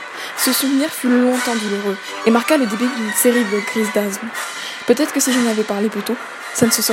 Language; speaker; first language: French; native; French